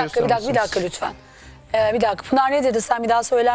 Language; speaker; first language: Turkish; native; Turkish